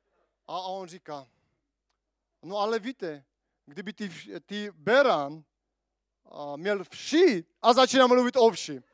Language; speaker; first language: Czech; non-native, fluent; Armenian